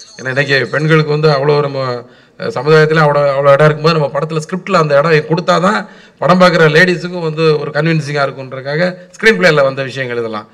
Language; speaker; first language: Tamil; native; Tamil